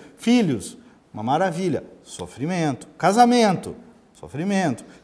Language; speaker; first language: Portuguese; native; Portuguese